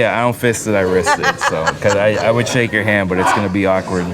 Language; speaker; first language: English; native; English